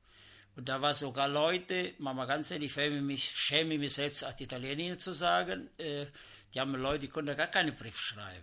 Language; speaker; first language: German; non-native, learner; Italian